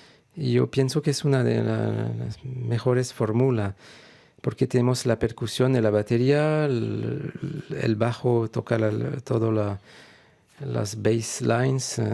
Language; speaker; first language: Spanish; non-native, fluent; French